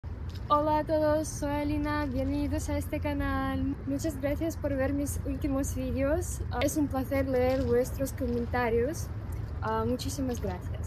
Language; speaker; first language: Spanish; non-native, fluent; Russian